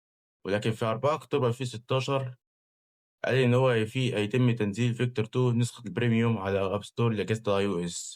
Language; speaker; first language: Arabic; native; Arabic